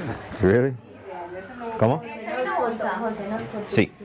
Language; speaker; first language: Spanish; non-native, learner; English